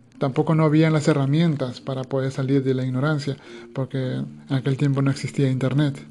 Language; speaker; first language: Spanish; native; Spanish